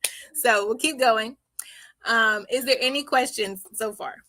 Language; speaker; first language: English; native; English